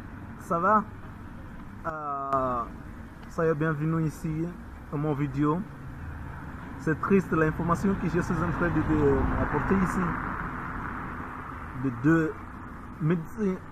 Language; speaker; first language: French; non-native, learner; Portuguese